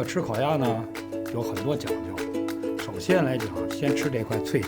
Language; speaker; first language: Chinese; native; Chinese